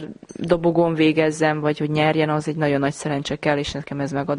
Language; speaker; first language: Hungarian; native; Hungarian